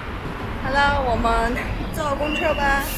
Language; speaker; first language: Chinese; non-native, fluent; Mongolian